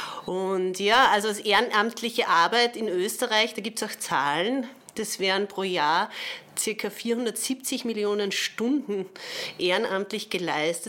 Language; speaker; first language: German; native; German